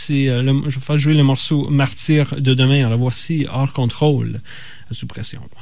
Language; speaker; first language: French; native; French